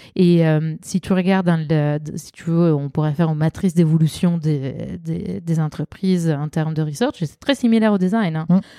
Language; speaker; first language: French; non-native, fluent; Italian